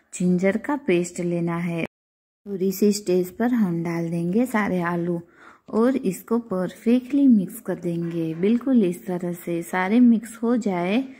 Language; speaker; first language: Hindi; non-native, local second language; Gujarati